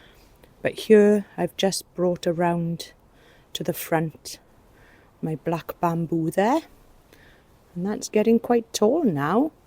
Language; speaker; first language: English; native; English